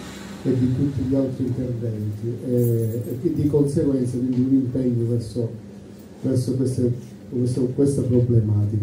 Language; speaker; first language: Italian; native; Italian